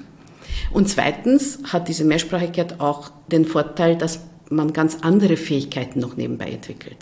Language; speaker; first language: German; non-native, fluent; Hungarian